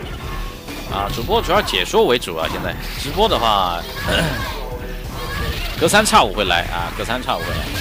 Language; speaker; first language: Chinese; native; Chinese